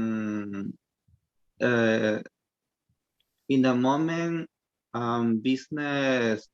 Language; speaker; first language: English; non-native, learner; Spanish